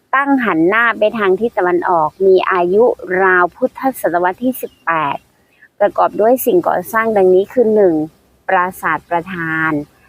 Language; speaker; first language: Thai; native; Thai